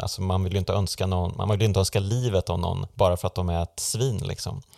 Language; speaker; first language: Swedish; native; Swedish